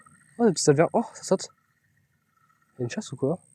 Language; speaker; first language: French; native; French